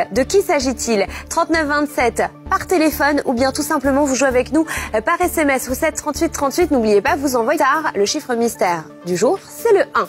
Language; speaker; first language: French; native; French